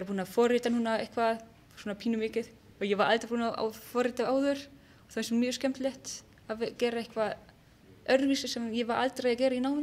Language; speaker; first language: Icelandic; non-native, learner; German